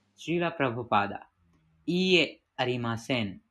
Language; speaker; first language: Japanese; non-native, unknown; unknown